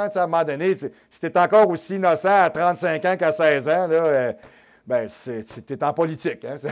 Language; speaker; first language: French; native; French